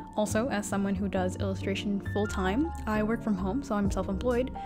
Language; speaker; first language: English; native; English